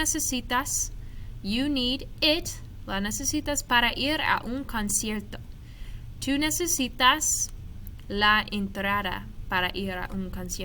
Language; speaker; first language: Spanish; non-native, fluent; English